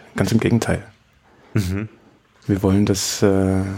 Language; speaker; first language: German; native; German